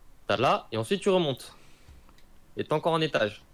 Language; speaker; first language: French; native; French